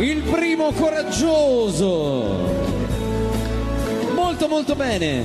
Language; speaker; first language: Italian; native; Italian